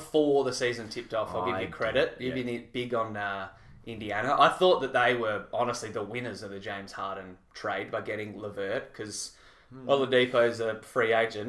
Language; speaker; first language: English; native; English